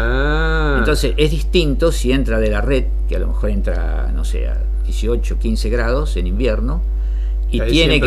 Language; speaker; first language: Spanish; native; Spanish